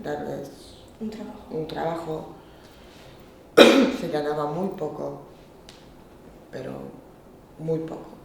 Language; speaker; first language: Spanish; non-native, fluent; Polish